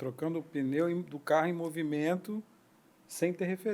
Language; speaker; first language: Portuguese; native; Portuguese